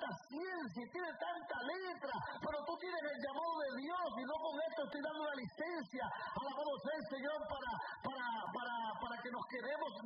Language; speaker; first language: Spanish; native; Spanish